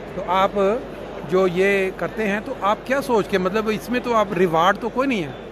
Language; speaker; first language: Urdu; non-native, local second language; Punjabi